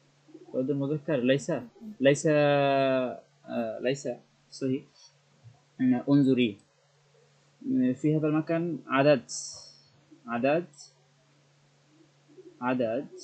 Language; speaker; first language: Arabic; non-native, learner; Bangla